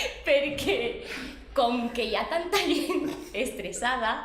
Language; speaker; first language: Catalan; non-native, local second language; Spanish